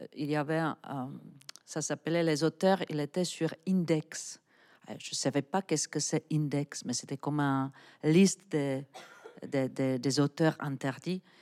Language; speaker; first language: French; non-native, fluent; Czech